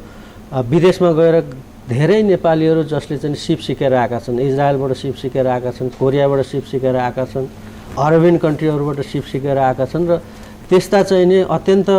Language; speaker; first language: Nepali; native; Nepali